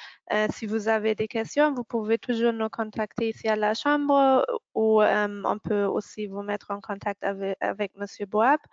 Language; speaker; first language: French; non-native, fluent; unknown